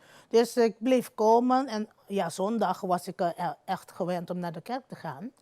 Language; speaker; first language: Dutch; non-native, local second language; Papiamento